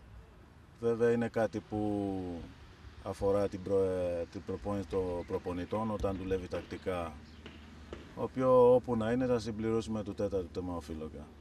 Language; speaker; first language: Greek; non-native, learner; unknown